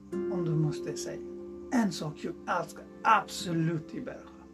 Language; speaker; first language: Swedish; non-native, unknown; Nepali